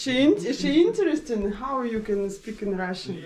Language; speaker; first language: English; non-native, learner; Russian